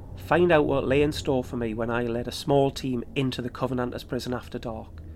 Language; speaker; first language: English; native; English